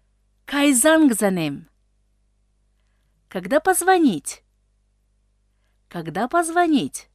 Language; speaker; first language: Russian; non-native, local second language; Tajik